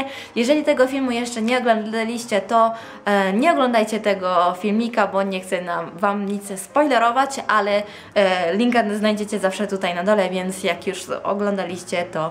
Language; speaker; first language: Polish; non-native, fluent; Italian